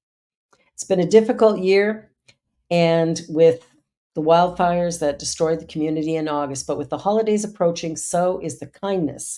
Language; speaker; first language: English; native; English